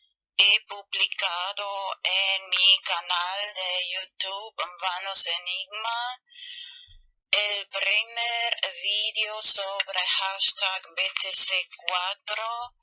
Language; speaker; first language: Spanish; non-native, fluent; German